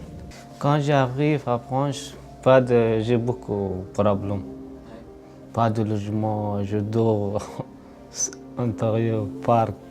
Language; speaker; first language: French; non-native, learner; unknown